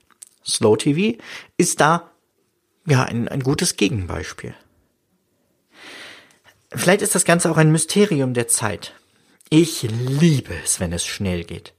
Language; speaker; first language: German; native; German